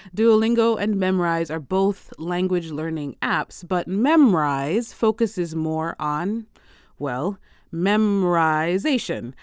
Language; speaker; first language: English; native; English